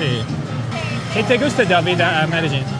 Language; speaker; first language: Spanish; non-native, learner; English